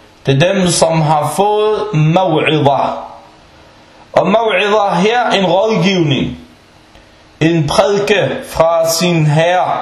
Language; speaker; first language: Danish; early bilingual, other home language; Arabic